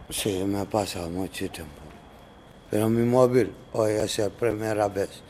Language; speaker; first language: Spanish; non-native, learner; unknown